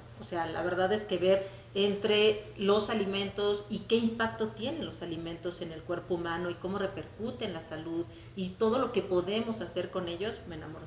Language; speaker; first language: Spanish; native; Spanish